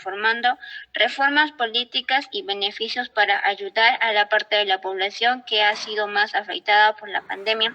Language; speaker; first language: Spanish; native; Spanish